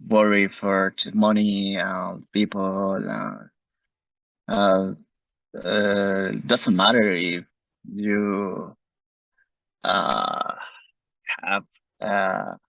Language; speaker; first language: English; non-native, learner; Spanish